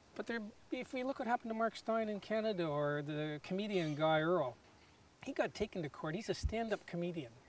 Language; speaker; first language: English; native; English